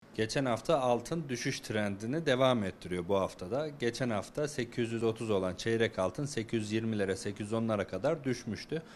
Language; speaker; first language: Turkish; native; Turkish